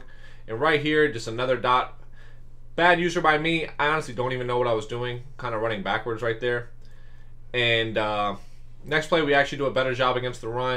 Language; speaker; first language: English; native; English